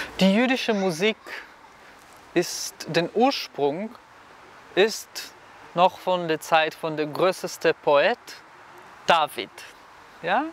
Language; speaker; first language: German; non-native, fluent; Hebrew